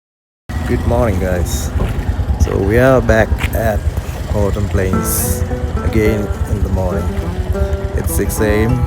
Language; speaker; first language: English; non-native, local second language; Sinhala